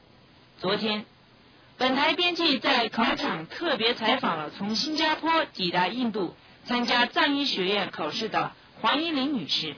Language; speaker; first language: Chinese; native; Chinese